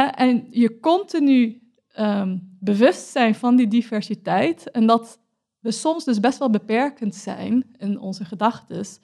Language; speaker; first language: Dutch; early bilingual, other home language; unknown